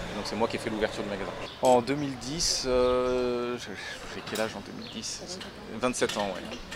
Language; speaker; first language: French; native; French